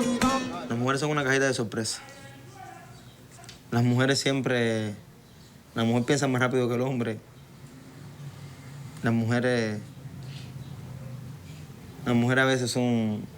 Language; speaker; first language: Spanish; native; Spanish